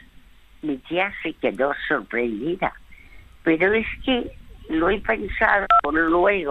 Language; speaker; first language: Spanish; early bilingual, other home language; French